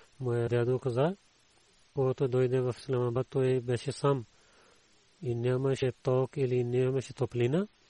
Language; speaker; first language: Bulgarian; non-native, learner; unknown